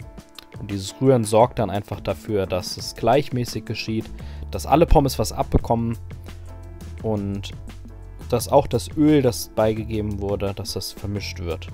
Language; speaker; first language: German; native; German